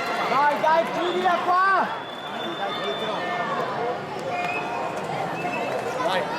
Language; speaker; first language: Italian; native; Italian